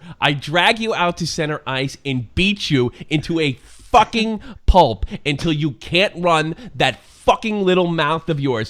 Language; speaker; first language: English; native; English